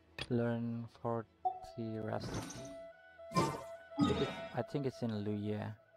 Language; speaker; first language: English; non-native, local second language; Malay